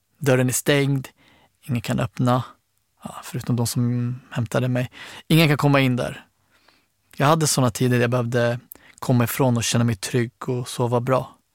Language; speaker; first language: Swedish; early bilingual, other home language; Arabic